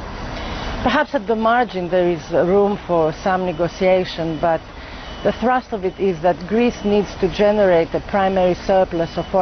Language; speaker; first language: English; non-native, fluent; Greek